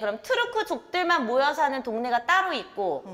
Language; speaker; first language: Korean; native; Korean